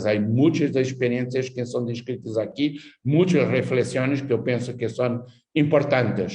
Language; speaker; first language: Spanish; non-native, fluent; Portuguese